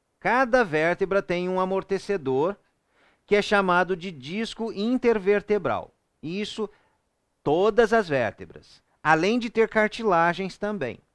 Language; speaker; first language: Portuguese; native; Portuguese